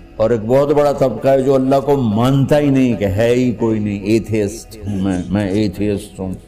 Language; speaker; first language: Urdu; non-native, local second language; Punjabi